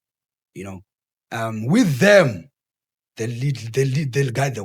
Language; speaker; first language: English; non-native, local second language; Southern Sotho